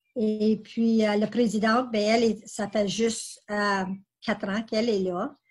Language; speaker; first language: French; native; French